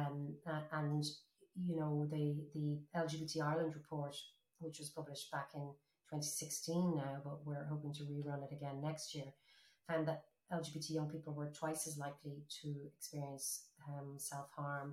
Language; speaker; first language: English; native; English